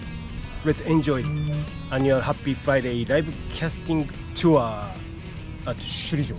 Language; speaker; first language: English; non-native, learner; Japanese